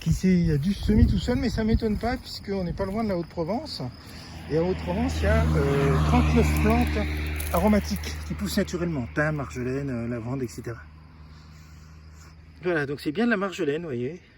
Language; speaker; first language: French; native; French